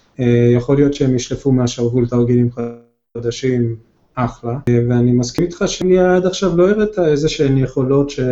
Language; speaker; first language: Hebrew; native; Hebrew